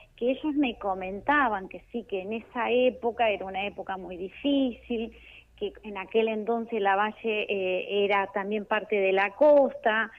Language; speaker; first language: Spanish; native; Spanish